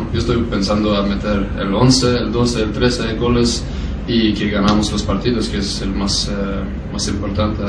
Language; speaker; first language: Spanish; non-native, fluent; Norwegian